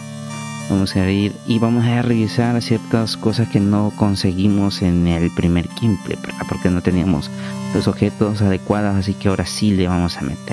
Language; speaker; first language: Spanish; native; Spanish